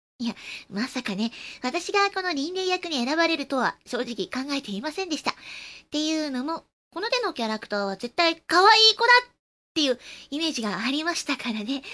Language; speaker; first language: Japanese; early bilingual, other home language; Chinese